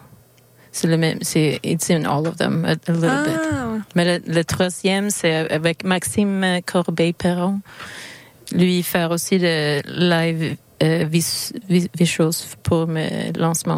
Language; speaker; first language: French; non-native, learner; Swedish